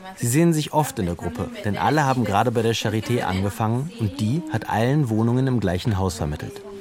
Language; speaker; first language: German; native; German